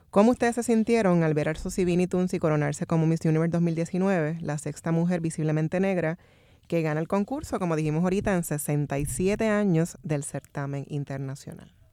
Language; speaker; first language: Spanish; native; Spanish